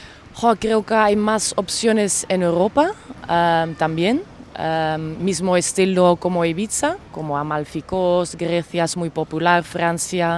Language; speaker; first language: Spanish; non-native, fluent; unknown